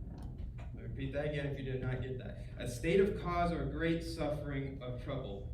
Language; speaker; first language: English; native; English